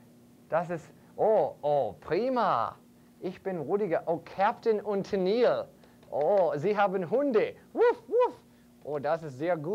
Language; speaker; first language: German; non-native, fluent; English